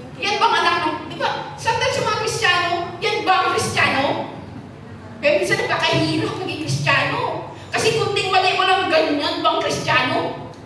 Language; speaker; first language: Filipino; non-native, local second language; Hiligaynon